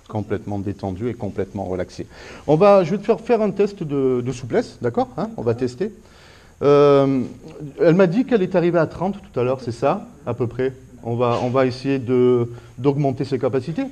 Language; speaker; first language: French; native; French